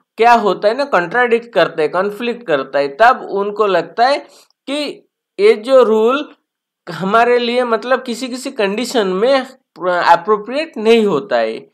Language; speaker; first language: Hindi; non-native, local second language; Bangla